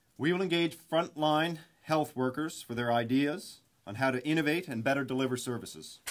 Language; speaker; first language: English; native; English